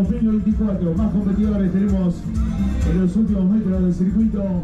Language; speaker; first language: Spanish; native; Spanish